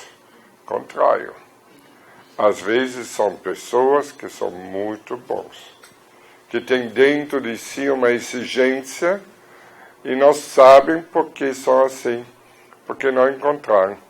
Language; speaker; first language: Portuguese; non-native, fluent; German